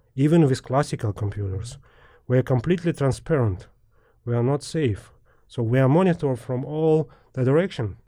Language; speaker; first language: English; non-native, fluent; Ukrainian